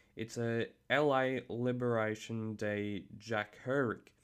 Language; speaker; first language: English; native; English